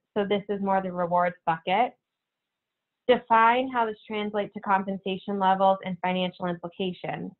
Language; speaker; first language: English; native; English